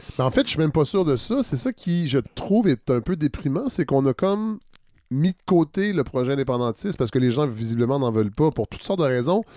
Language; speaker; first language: French; native; French